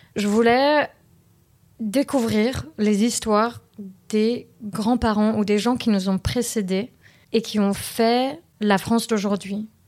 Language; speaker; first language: French; early bilingual, heritage; French